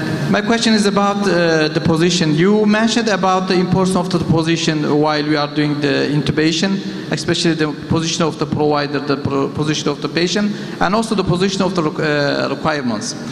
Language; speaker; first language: English; non-native, fluent; Turkish